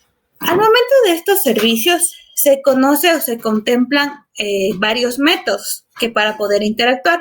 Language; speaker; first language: Spanish; native; Spanish